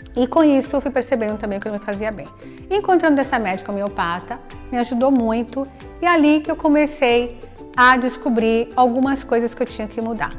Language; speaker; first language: Portuguese; native; Portuguese